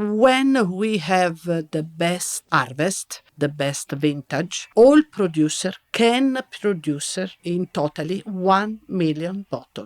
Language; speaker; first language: English; non-native, learner; Italian